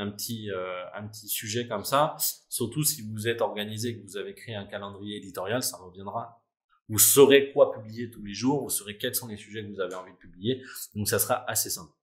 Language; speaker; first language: French; native; French